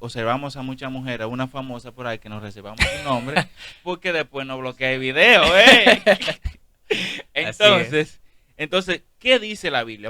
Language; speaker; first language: Spanish; native; Spanish